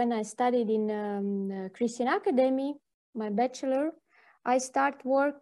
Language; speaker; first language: English; non-native, learner; Latvian